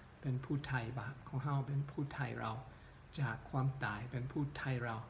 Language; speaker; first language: Thai; non-native, local second language; Northeastern Thai